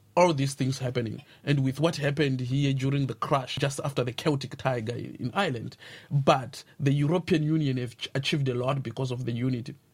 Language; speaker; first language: English; non-native, local second language; Tsonga